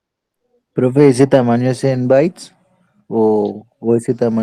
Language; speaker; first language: Spanish; native; Spanish